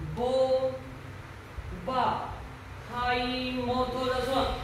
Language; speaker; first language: Vietnamese; non-native, learner; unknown